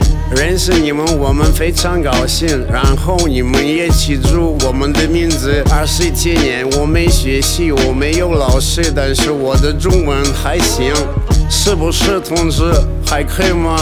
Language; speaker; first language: Chinese; non-native, learner; Russian